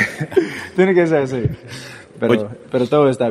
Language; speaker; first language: Spanish; early bilingual, heritage; English